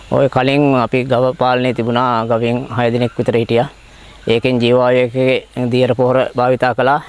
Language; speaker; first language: Sinhala; native; Sinhala